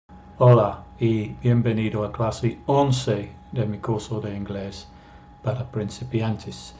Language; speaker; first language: Spanish; non-native, fluent; English